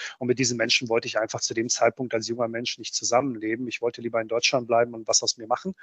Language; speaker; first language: German; early bilingual, other home language; Bosnian